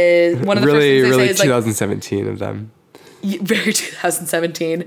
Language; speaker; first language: English; native; English